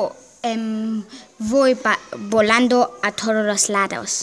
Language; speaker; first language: Spanish; early bilingual, heritage; Spanish